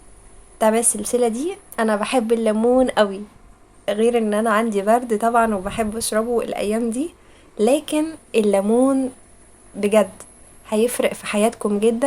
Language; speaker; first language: Arabic; native; Arabic